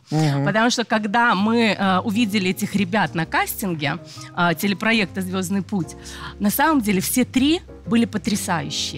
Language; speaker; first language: Russian; native; Russian